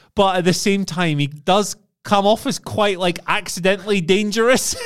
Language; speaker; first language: English; native; English